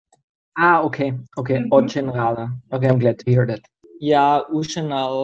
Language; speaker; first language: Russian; non-native, learner; French